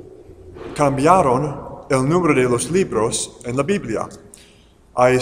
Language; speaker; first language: Spanish; non-native, fluent; English